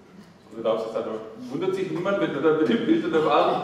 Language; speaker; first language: German; native; German